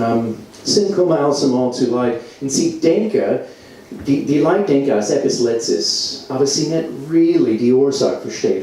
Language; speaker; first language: German; non-native, learner; English